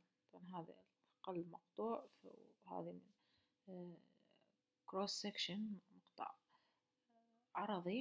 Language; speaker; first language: Arabic; native; Arabic